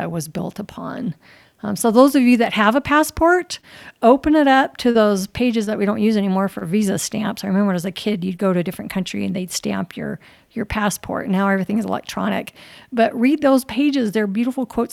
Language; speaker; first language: English; native; English